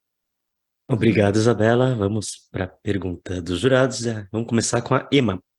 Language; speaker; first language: Portuguese; native; Portuguese